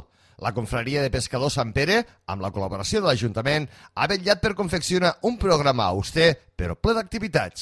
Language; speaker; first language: Catalan; native; Catalan